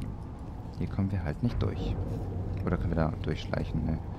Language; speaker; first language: German; native; German